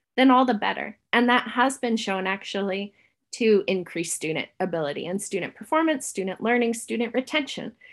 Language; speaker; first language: English; native; English